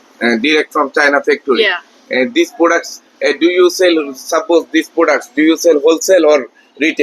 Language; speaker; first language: English; non-native, learner; Bangla